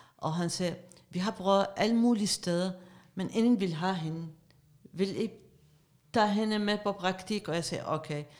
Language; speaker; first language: Danish; non-native, fluent; Arabic